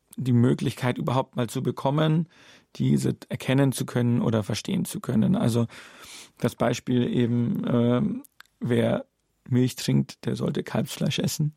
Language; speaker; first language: German; native; German